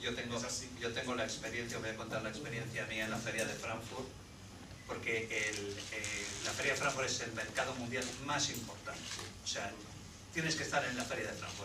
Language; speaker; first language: Spanish; native; Spanish